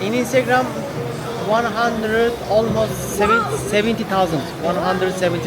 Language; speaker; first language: English; non-native, learner; Turkish